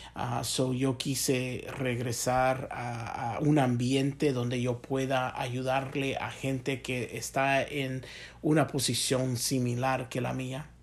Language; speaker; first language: Spanish; early bilingual, heritage; Spanish